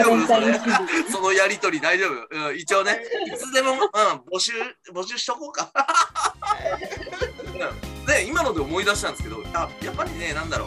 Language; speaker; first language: Japanese; native; Japanese